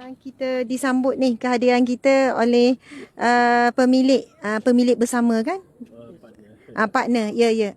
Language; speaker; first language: Malay; native; Malay